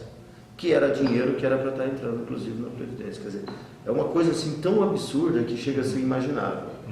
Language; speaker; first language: Portuguese; native; Portuguese